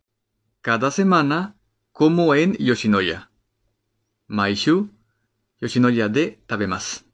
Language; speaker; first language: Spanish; non-native, fluent; Japanese